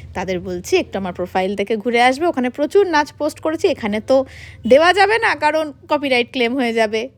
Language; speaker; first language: Bangla; non-native, local second language; Hindi